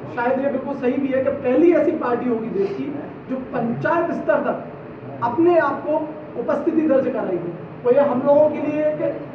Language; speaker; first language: Hindi; native; Hindi